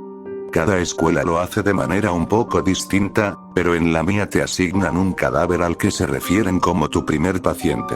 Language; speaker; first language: Spanish; native; Spanish